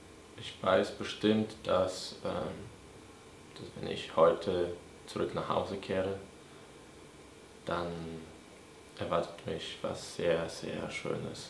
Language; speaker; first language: German; non-native, fluent; Polish